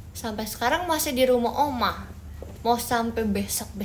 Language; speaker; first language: Indonesian; native; Indonesian